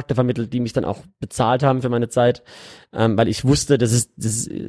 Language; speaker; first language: German; native; German